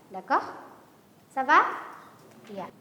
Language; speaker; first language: French; non-native, fluent; Indonesian